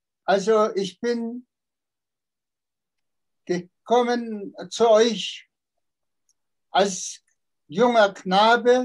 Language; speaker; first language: German; non-native, fluent; Tuvinian